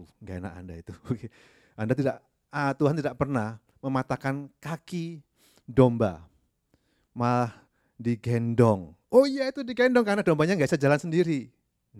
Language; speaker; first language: Indonesian; native; Indonesian